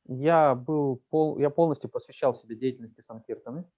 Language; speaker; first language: Russian; native; Russian